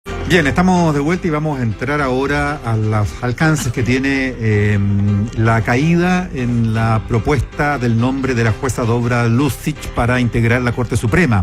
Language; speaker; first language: Spanish; native; Spanish